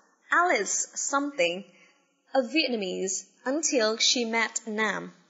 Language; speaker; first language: English; non-native, fluent; Vietnamese